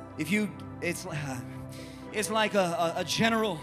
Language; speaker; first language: English; native; English